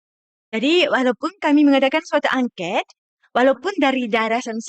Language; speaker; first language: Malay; non-native, fluent; Japanese